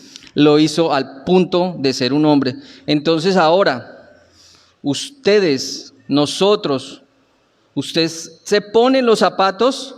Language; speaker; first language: Spanish; native; Spanish